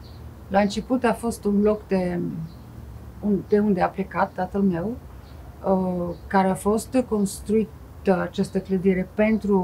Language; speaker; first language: Romanian; non-native, fluent; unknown